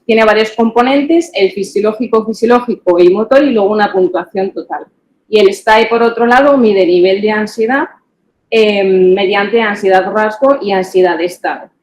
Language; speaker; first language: Spanish; native; Spanish